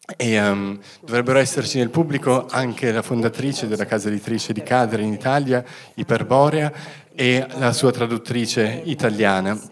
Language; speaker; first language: Italian; native; Italian